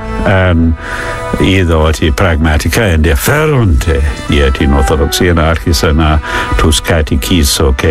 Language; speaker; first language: Greek; non-native, fluent; English